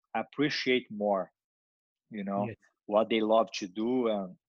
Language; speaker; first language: English; non-native, learner; Portuguese